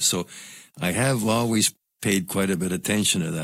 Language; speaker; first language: English; non-native, local second language; Spanish